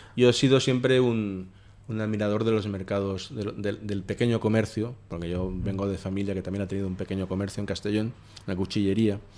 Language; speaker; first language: Spanish; native; Spanish